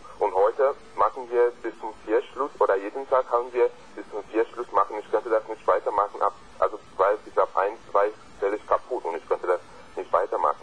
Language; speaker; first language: German; non-native, fluent; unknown